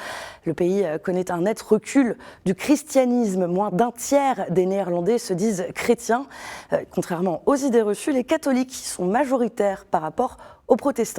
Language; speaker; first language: French; native; French